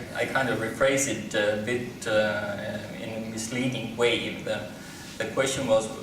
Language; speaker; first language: English; non-native, fluent; Estonian